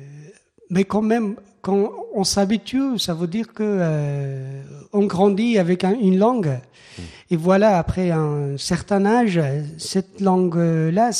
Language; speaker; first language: French; non-native, fluent; Persian